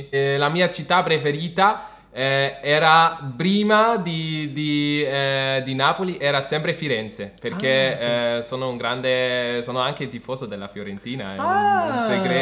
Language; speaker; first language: Italian; non-native, fluent; German